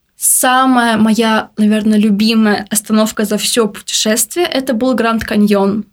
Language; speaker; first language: Russian; native; Russian